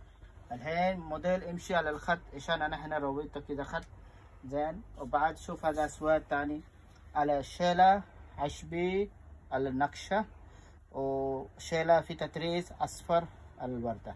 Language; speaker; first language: Arabic; non-native, learner; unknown